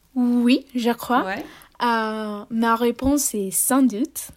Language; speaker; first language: French; non-native, fluent; Spanish